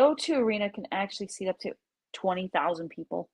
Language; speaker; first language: English; native; English